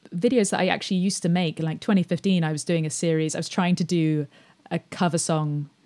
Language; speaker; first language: English; native; English